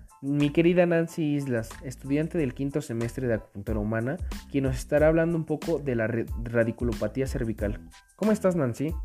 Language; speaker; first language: Spanish; native; Spanish